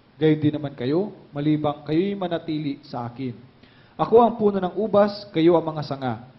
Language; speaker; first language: Filipino; native; Filipino